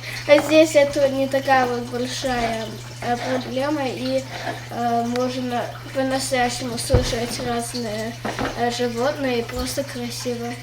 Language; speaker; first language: Russian; early bilingual, heritage; Russian